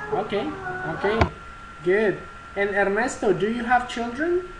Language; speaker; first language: English; non-native, fluent; Spanish